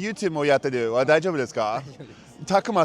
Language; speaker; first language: Japanese; non-native, learner; English